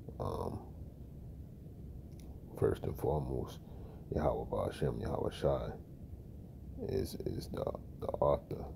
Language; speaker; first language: English; native; English